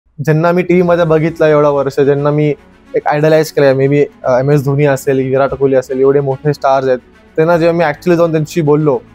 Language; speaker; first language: Marathi; native; Marathi